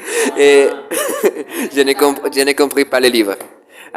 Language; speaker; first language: French; non-native, learner; Spanish